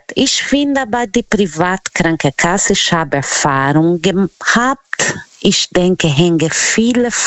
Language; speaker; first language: German; non-native, fluent; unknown